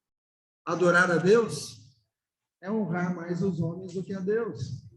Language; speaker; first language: Portuguese; native; Portuguese